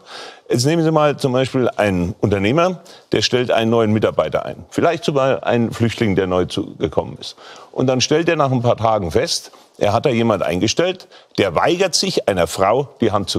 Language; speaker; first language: German; native; German